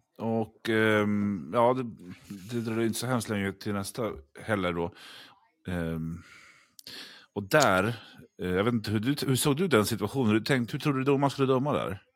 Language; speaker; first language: Swedish; native; Swedish